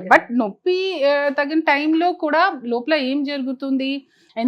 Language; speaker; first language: Telugu; non-native, fluent; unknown